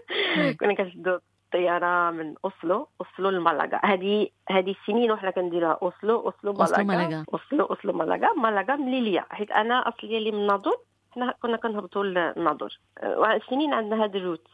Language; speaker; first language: Arabic; early bilingual, heritage; Arabic